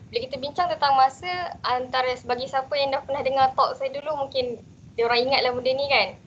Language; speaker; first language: Malay; native; Malay